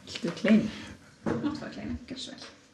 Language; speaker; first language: Icelandic; native; Icelandic